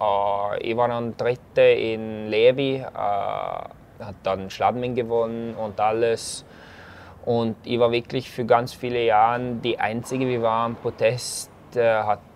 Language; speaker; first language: German; non-native, fluent; Norwegian